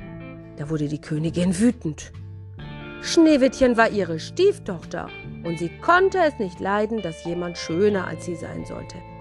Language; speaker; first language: German; native; German